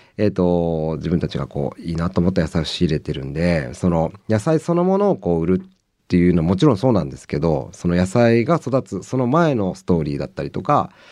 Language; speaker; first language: Japanese; native; Japanese